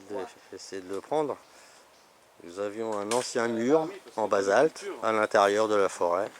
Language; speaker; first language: French; native; French